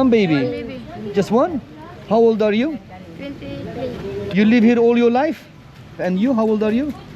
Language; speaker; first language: English; non-native, learner; Turkish